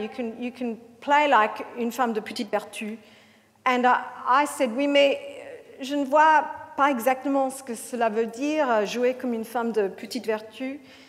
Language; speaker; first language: French; non-native, fluent; English